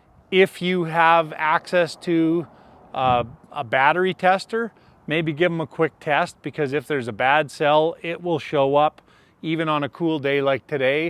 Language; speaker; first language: English; native; English